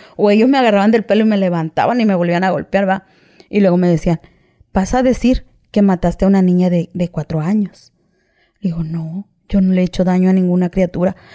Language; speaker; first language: Spanish; native; Spanish